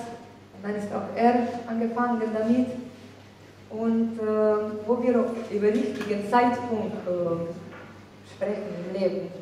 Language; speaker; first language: German; non-native, fluent; Slovenian